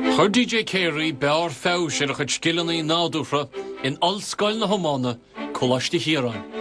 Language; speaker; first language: Irish; native; Irish